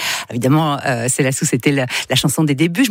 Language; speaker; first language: French; native; French